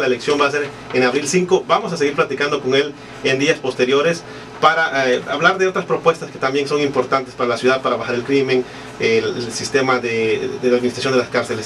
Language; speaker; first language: Spanish; native; Spanish